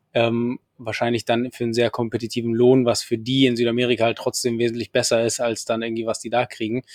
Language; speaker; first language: German; non-native, fluent; Spanish